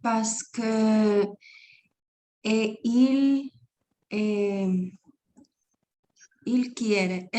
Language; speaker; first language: French; non-native, learner; Spanish